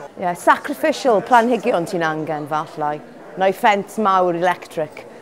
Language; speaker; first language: Welsh; non-native, learner; English